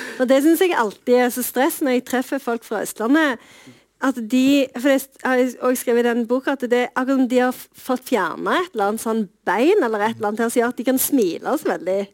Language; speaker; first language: Norwegian; native; Norwegian